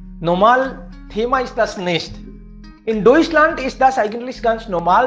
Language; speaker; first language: German; non-native, fluent; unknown